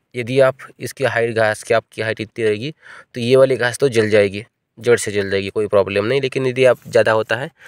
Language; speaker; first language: Hindi; non-native, local second language; Marathi